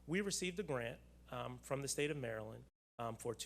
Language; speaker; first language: English; native; English